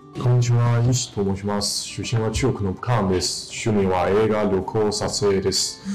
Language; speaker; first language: Japanese; non-native, fluent; Chinese